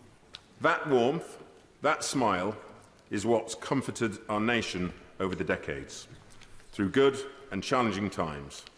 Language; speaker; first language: English; native; English